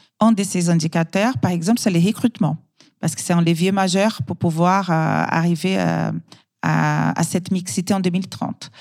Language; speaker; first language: French; non-native, fluent; Portuguese